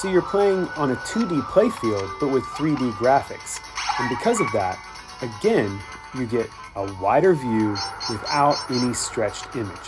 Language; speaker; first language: English; native; English